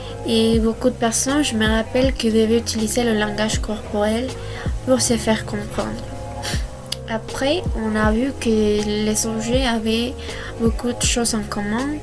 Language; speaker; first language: French; non-native, fluent; Spanish